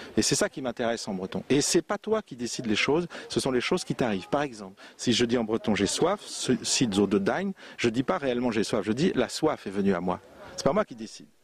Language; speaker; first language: French; non-native, local second language; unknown